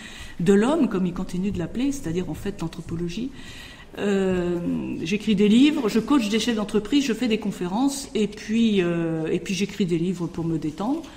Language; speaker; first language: French; native; French